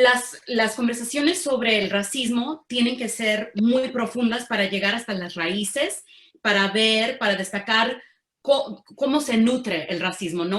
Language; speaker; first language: Spanish; early bilingual, heritage; Spanish